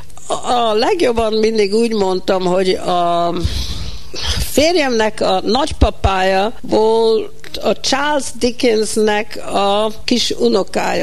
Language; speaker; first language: Hungarian; early bilingual, heritage; Hungarian